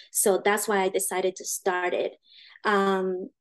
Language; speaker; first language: English; early bilingual, other home language; Spanish